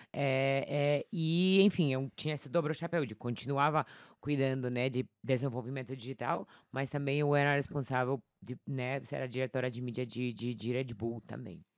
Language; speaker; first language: Portuguese; non-native, fluent; Polish